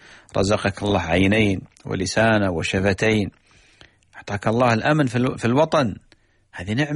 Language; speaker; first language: Arabic; native; Arabic